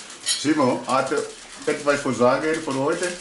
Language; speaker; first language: German; non-native, learner; Portuguese